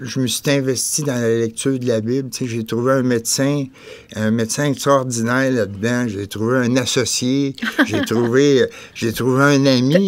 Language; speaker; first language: French; native; French